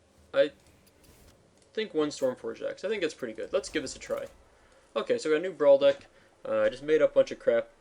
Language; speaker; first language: English; native; English